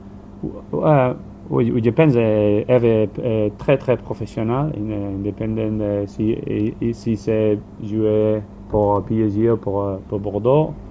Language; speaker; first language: French; non-native, learner; Spanish